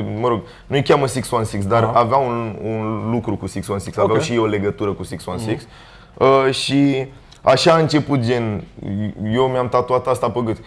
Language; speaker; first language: Romanian; native; Romanian